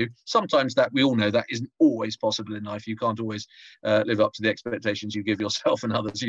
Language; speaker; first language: English; native; English